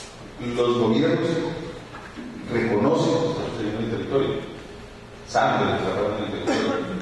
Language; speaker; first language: Spanish; native; Spanish